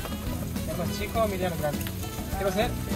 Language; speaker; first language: Spanish; non-native, learner; Japanese